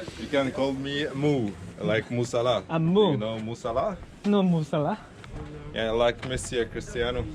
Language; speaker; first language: English; non-native, learner; Korean